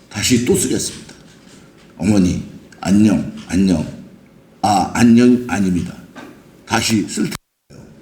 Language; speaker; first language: Korean; native; Korean